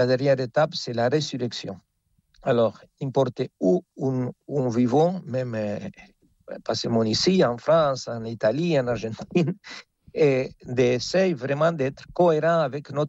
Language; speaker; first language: French; non-native, fluent; Spanish